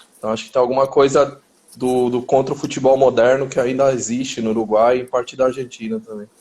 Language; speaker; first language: Portuguese; early bilingual, other home language; Spanish